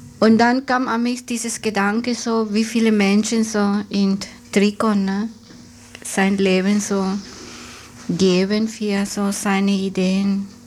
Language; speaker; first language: German; non-native, fluent; Spanish